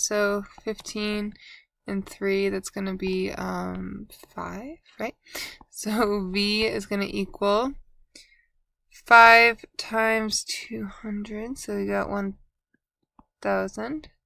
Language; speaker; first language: English; native; English